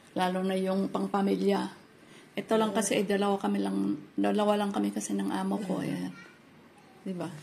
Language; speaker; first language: Filipino; native; Filipino